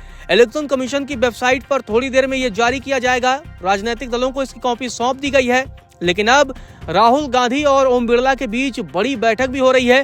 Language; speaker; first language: Hindi; native; Hindi